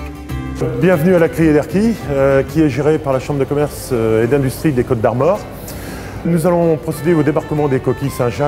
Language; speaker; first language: French; native; French